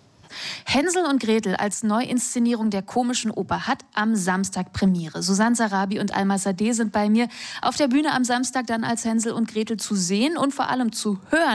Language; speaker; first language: German; native; German